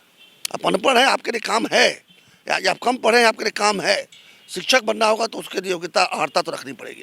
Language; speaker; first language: Hindi; native; Hindi